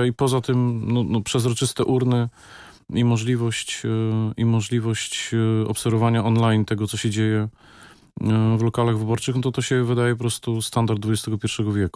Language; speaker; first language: Polish; native; Polish